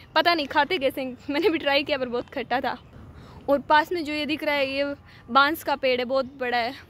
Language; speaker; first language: Hindi; native; Hindi